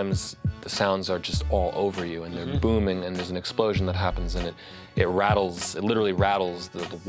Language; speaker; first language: English; native; English